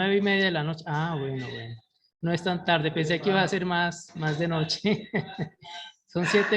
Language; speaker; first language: Spanish; native; Spanish